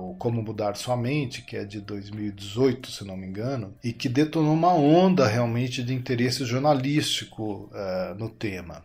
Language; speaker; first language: Portuguese; native; Portuguese